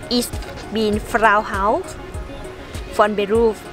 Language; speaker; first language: German; non-native, learner; Thai